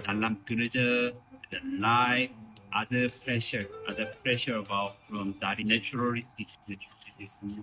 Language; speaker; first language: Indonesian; non-native, learner; Korean